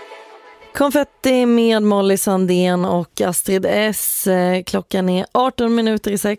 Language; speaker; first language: Swedish; native; Swedish